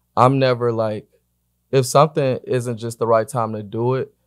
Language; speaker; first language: English; native; English